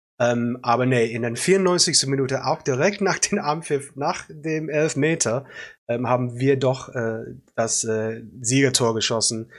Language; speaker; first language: German; non-native, fluent; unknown